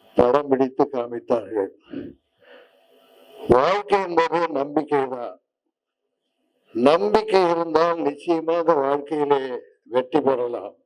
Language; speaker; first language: Tamil; native; Tamil